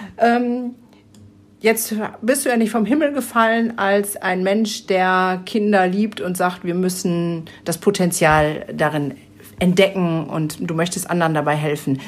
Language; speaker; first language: German; native; German